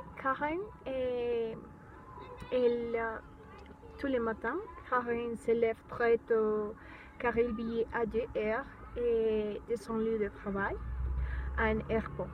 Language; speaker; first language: French; non-native, learner; Spanish